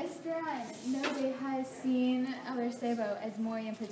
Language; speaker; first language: Spanish; non-native, learner; English